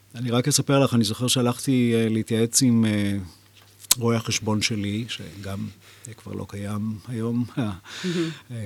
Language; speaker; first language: Hebrew; native; Hebrew